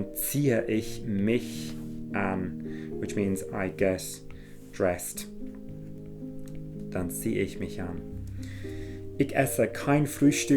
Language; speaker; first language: German; non-native, fluent; English